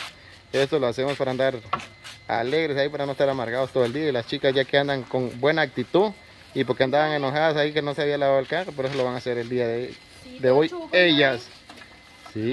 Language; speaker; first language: Spanish; native; Spanish